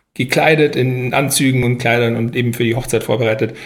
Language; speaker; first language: German; native; German